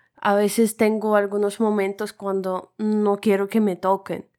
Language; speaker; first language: Spanish; non-native, fluent; Russian